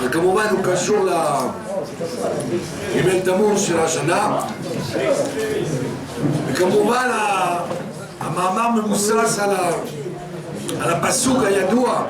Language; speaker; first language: Hebrew; non-native, fluent; French